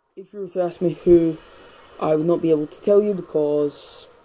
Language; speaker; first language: English; native; English